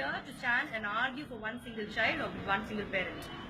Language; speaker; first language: English; non-native, local second language; Tamil